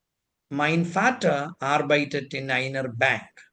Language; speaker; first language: German; non-native, fluent; Malayalam